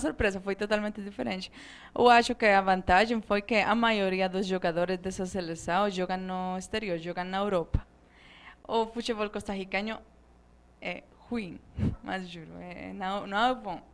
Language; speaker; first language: Portuguese; non-native, fluent; Spanish